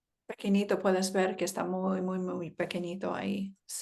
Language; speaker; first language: Spanish; early bilingual, heritage; Spanish